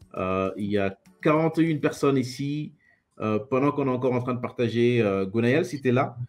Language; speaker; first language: French; non-native, local second language; Lingala